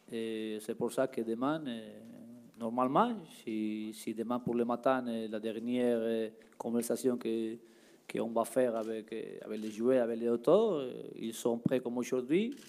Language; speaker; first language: French; non-native, learner; Spanish